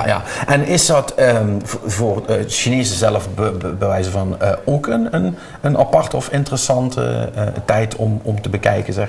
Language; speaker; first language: Dutch; native; Dutch